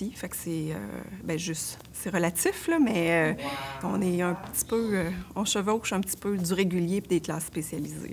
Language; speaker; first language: French; native; French